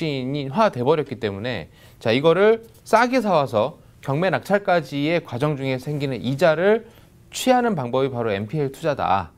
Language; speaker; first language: Korean; native; Korean